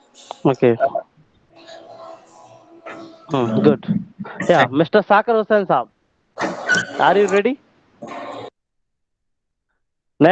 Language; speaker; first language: English; non-native, local second language; Hindi